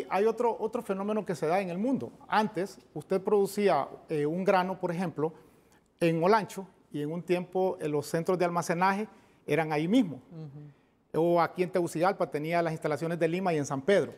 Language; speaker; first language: Spanish; native; Spanish